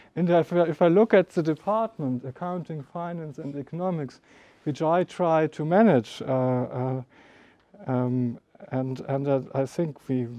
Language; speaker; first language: English; non-native, fluent; German